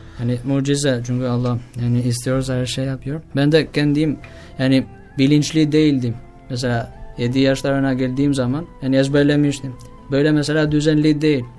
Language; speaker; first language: Turkish; non-native, learner; Albanian